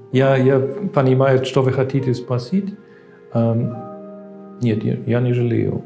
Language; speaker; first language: Russian; non-native, fluent; German